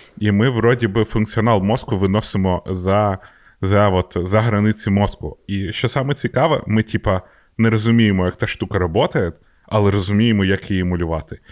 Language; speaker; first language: Ukrainian; native; Ukrainian